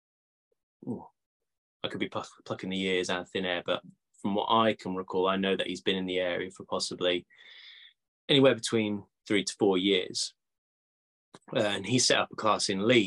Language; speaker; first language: English; native; English